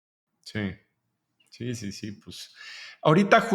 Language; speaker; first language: Spanish; native; Spanish